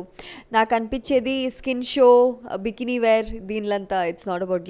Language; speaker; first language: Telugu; non-native, local second language; Kannada